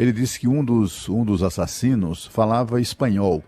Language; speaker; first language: Portuguese; native; Portuguese